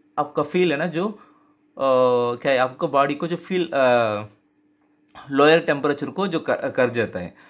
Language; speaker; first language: Hindi; non-native, local second language; Tamil